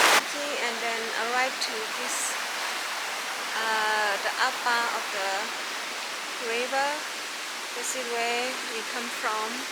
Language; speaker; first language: English; non-native, learner; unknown